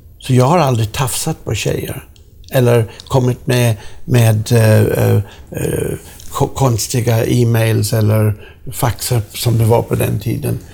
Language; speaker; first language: Swedish; non-native, fluent; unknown